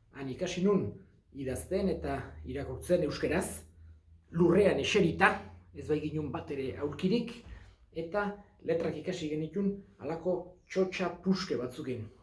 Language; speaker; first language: Basque; native; Basque